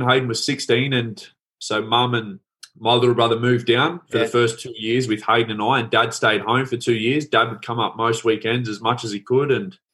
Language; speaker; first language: English; native; English